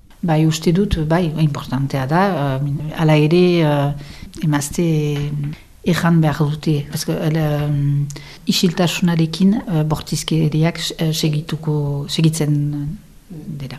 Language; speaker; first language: Basque; non-native, local second language; French